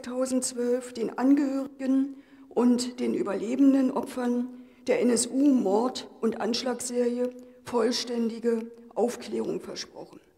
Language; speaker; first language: German; native; German